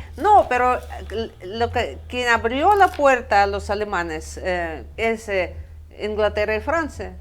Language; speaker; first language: Spanish; non-native, fluent; Russian